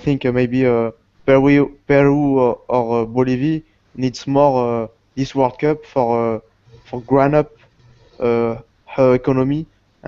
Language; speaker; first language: English; non-native, learner; Portuguese